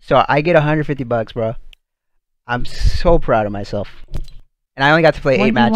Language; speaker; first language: English; native; English